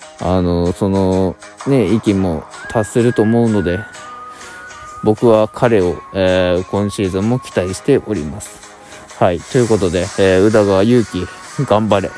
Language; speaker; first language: Japanese; native; Japanese